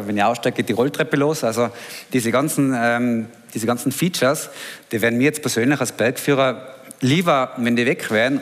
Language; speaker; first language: German; native; German